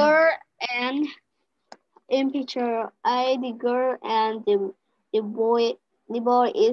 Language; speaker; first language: English; non-native, learner; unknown